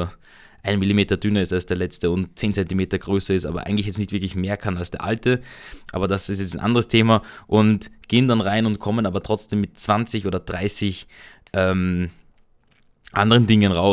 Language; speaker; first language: German; native; German